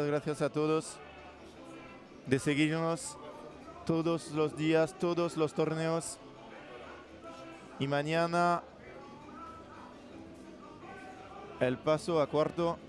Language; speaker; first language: Spanish; non-native, learner; French